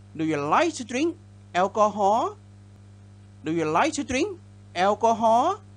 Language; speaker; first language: English; non-native, fluent; Thai